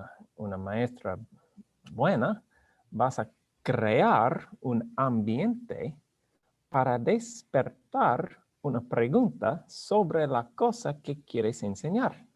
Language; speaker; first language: Spanish; non-native, learner; English